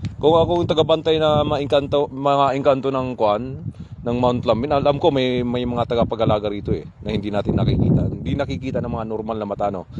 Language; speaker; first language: Filipino; non-native, local second language; Waray